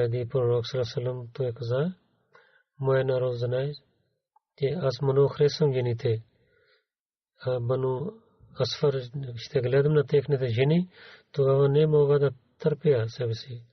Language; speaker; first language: Bulgarian; non-native, learner; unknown